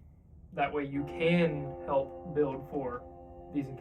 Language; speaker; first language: English; native; English